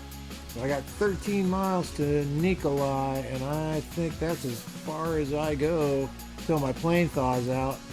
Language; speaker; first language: English; native; English